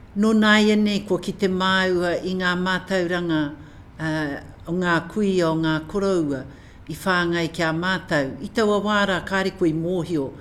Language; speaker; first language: Māori; native; Māori